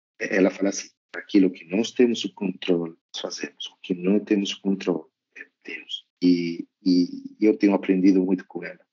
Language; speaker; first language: Portuguese; non-native, fluent; Spanish